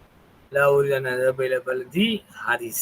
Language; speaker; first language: Arabic; non-native, fluent; Tamil